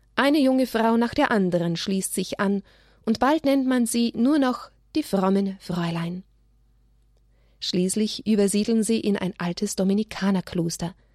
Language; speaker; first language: German; native; German